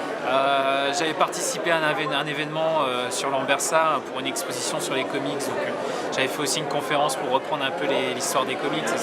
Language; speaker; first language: French; native; French